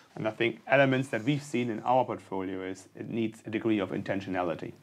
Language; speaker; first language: English; non-native, fluent; German